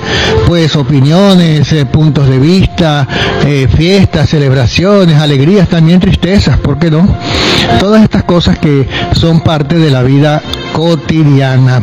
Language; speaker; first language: Spanish; native; Spanish